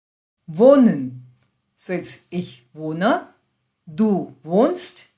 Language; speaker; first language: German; non-native, fluent; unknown